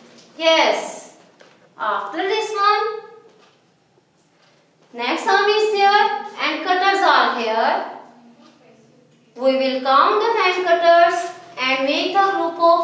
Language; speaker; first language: English; non-native, local second language; Urdu